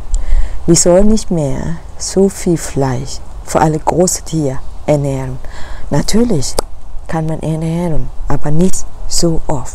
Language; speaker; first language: German; non-native, learner; Thai